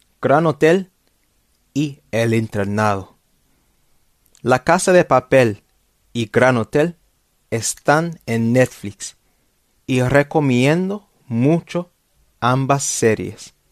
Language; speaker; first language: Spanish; non-native, fluent; English